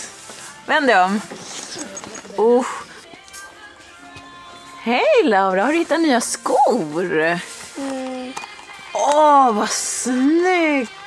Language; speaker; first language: Swedish; native; Swedish